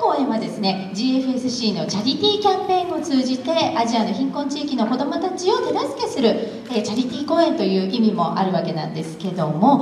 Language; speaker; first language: Japanese; native; Japanese